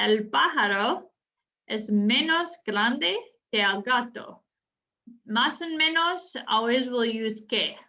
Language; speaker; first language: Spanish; non-native, fluent; English